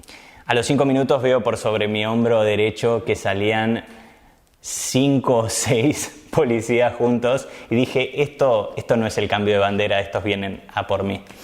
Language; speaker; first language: Spanish; native; Spanish